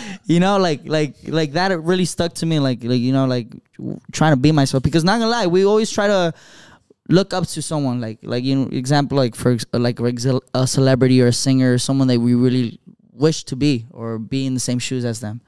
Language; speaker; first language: English; early bilingual, other home language; Spanish